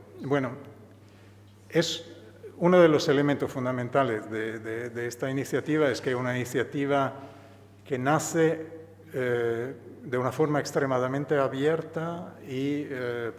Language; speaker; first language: Spanish; non-native, fluent; Italian